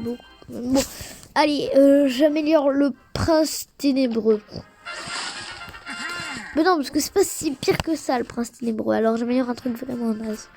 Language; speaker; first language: French; native; French